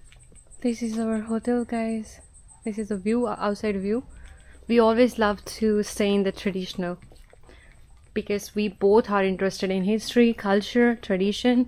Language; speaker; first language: English; non-native, local second language; Hindi